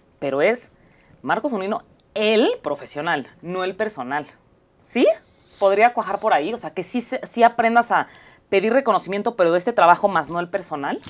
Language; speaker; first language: Spanish; native; Spanish